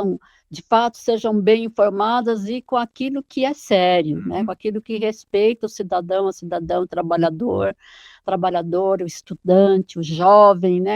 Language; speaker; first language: Portuguese; native; Portuguese